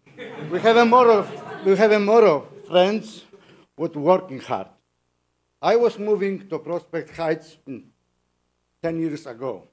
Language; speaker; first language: English; non-native, learner; Polish